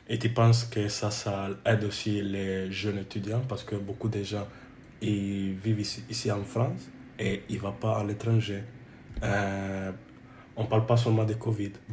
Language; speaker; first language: French; non-native, learner; English